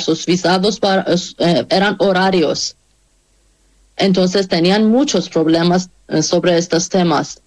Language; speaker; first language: Spanish; non-native, fluent; Persian